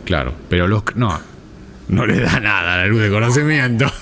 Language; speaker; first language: Spanish; native; Spanish